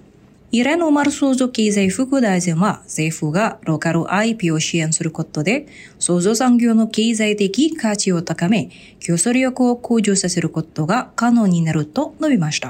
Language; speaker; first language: Japanese; non-native, fluent; Indonesian